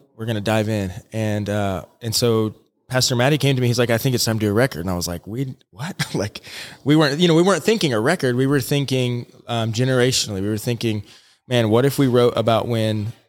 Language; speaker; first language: English; native; English